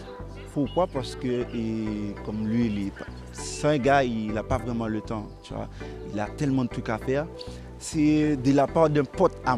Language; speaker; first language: French; non-native, local second language; Haitian Creole